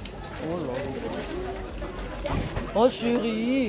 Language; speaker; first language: French; non-native, learner; Malay